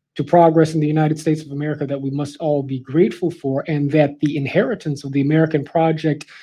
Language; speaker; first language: English; native; English